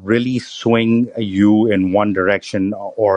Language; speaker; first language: English; non-native, local second language; Urdu